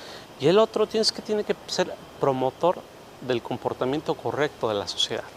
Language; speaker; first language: Spanish; native; Spanish